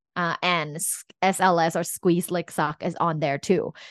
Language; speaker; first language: English; non-native, fluent; Thai